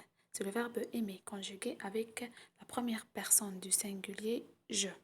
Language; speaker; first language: French; non-native, local second language; Arabic